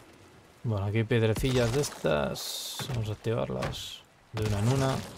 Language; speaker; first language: Spanish; native; Spanish